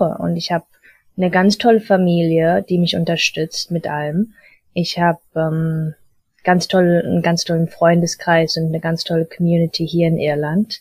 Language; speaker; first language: German; early bilingual, heritage; German